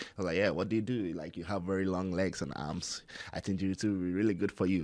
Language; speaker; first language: English; non-native, local second language; Hausa